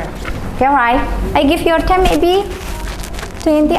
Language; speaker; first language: English; non-native, learner; Indonesian